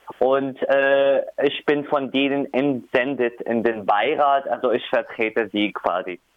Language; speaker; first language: German; non-native, fluent; Arabic